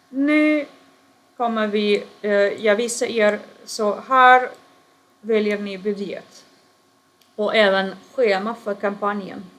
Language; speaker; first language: Swedish; non-native, fluent; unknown